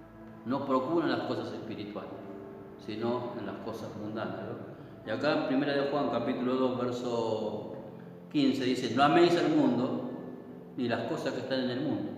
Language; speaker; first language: Spanish; native; Spanish